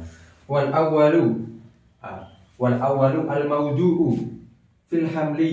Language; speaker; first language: Arabic; non-native, fluent; Indonesian